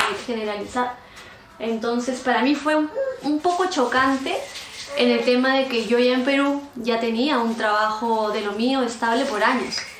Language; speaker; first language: Spanish; native; Spanish